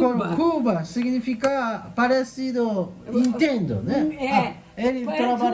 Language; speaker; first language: Portuguese; non-native, learner; Japanese